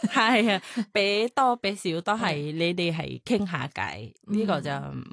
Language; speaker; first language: Cantonese; non-native, fluent; Thai